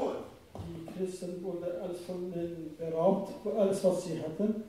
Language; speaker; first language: German; non-native, fluent; Arabic